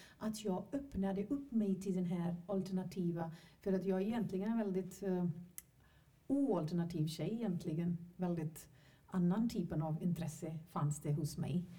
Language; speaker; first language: Swedish; non-native, fluent; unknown